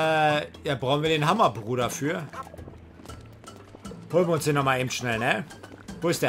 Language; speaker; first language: German; native; German